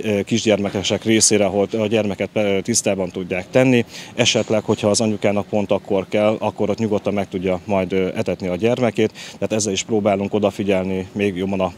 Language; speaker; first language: Hungarian; native; Hungarian